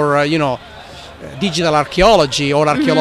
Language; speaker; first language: English; non-native, fluent; Italian